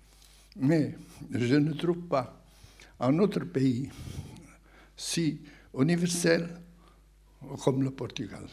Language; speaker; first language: French; non-native, fluent; Portuguese